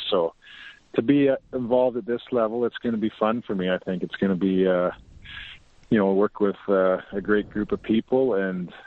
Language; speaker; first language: English; native; English